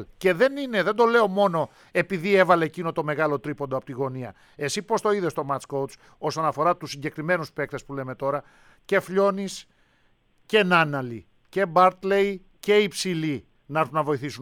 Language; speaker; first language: Greek; native; Greek